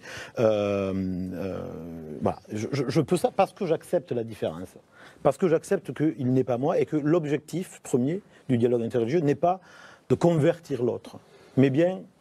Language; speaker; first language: French; native; French